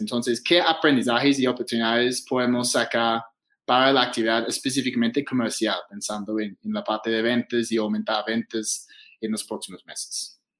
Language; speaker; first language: Spanish; non-native, fluent; English